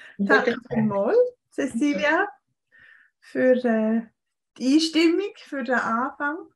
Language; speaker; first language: German; native; German